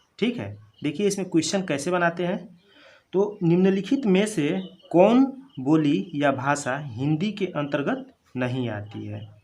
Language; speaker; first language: Hindi; native; Hindi